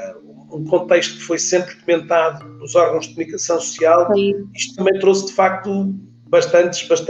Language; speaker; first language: Portuguese; native; Portuguese